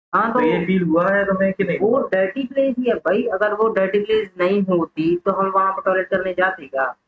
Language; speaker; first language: Hindi; native; Hindi